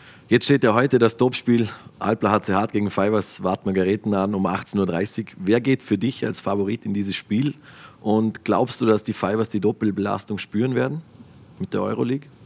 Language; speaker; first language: German; native; German